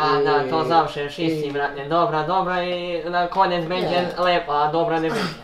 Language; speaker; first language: Polish; non-native, learner; Serbian